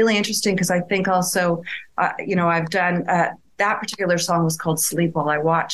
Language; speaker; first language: English; native; English